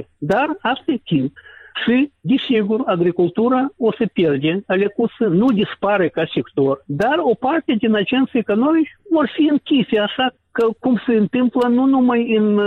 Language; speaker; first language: Romanian; non-native, local second language; Russian